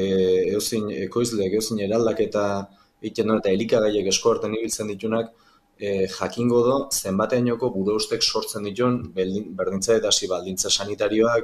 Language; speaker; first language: Basque; native; Basque